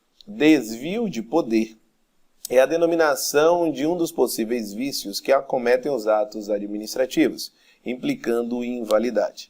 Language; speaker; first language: Portuguese; native; Portuguese